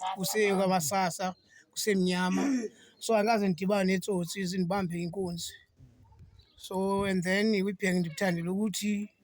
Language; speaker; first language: Zulu; non-native, local second language; Xhosa